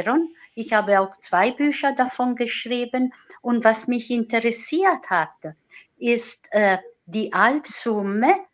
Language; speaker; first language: German; non-native, fluent; Italian